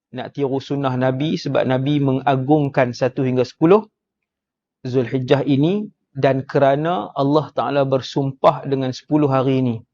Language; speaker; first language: Malay; native; Malay